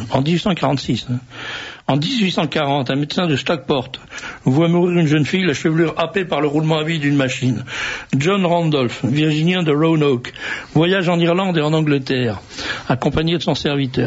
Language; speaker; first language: French; native; French